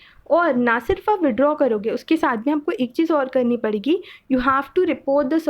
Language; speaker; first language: Hindi; native; Hindi